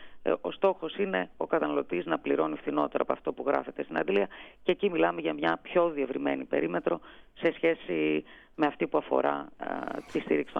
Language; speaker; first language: Greek; native; Greek